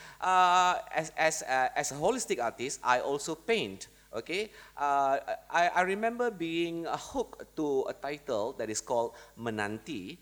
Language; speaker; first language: English; non-native, local second language; Malay